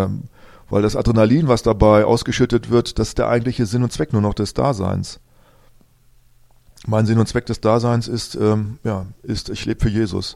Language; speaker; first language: German; native; German